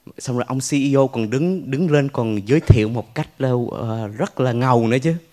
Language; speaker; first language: Vietnamese; early bilingual, heritage; Vietnamese